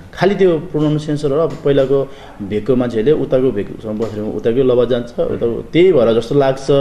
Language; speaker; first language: Nepali; non-native, local second language; Gurung